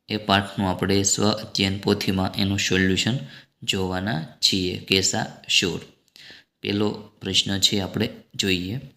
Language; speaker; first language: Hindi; non-native, local second language; Gujarati